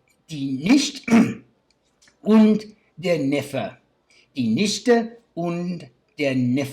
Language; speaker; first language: German; non-native, learner; English